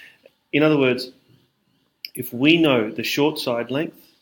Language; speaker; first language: English; native; English